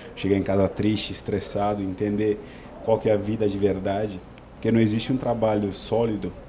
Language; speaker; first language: Portuguese; non-native, fluent; Italian